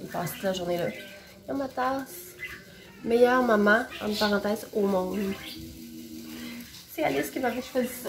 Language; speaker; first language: French; native; French